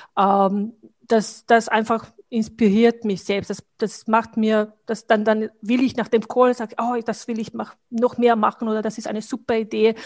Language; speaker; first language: German; non-native, fluent; Bosnian